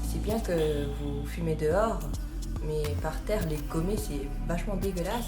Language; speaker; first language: French; non-native, fluent; Japanese